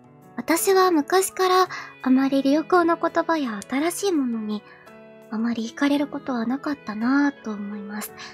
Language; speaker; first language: Japanese; native; Japanese